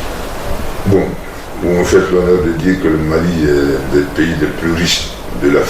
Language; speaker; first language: French; non-native, local second language; Bambara